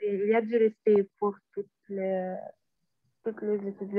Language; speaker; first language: French; non-native, learner; Arabic